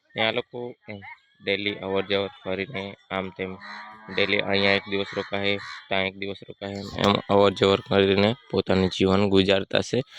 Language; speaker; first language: Gujarati; non-native, local second language; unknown